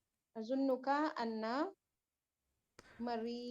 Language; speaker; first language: Arabic; non-native, learner; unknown